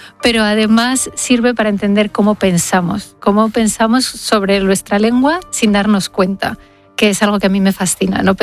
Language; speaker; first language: Spanish; native; Spanish